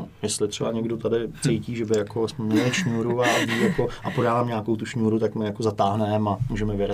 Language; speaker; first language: Czech; native; Czech